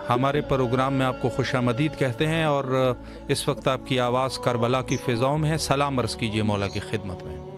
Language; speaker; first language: Urdu; native; Urdu